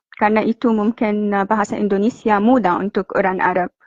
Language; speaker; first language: Indonesian; non-native, learner; Arabic